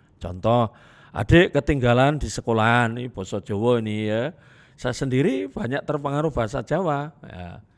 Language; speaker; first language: Indonesian; non-native, local second language; Javanese